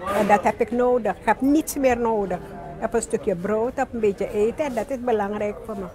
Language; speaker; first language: Dutch; non-native, local second language; Sranan Tongo